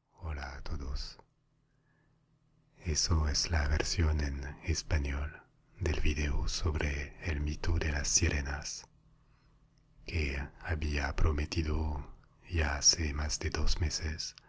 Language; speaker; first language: Spanish; non-native, fluent; French